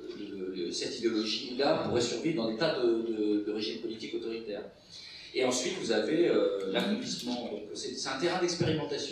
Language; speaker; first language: French; native; French